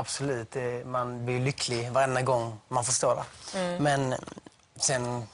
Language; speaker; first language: Swedish; native; Swedish